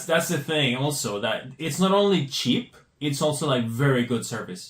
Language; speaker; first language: English; non-native, fluent; Spanish